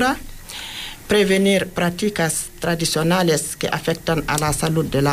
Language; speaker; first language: Spanish; non-native, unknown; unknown